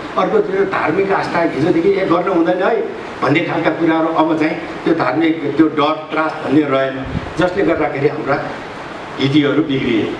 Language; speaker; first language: Nepali; non-native, local second language; Newari